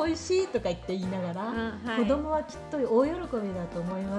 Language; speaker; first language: Japanese; native; Japanese